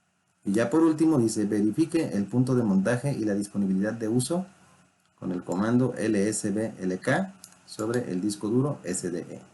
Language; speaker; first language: Spanish; native; Spanish